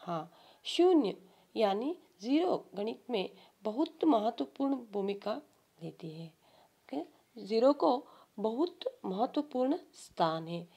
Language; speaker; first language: Hindi; non-native, local second language; Kannada